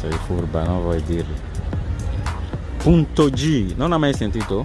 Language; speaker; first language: Italian; non-native, fluent; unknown